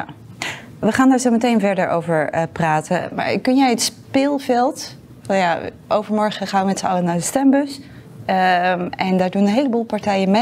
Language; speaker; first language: Dutch; native; Dutch